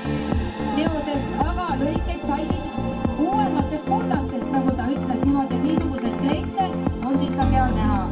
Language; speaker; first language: Estonian; native; Estonian